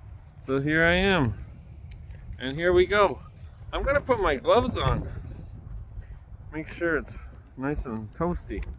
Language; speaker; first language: English; native; English